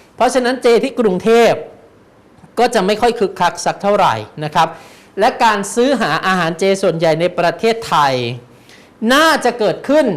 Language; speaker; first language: Thai; native; Thai